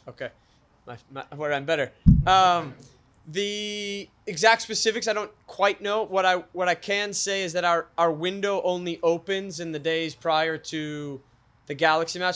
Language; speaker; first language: English; native; English